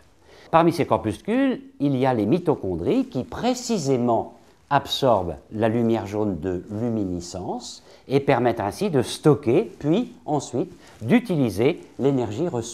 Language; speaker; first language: French; native; French